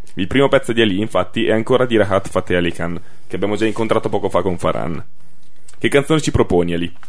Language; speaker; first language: Italian; native; Italian